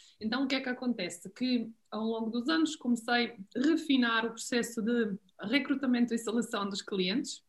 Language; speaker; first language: Portuguese; non-native, fluent; Serbian